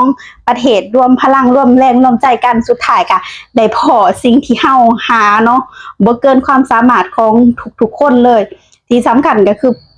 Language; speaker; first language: Thai; non-native, local second language; Lao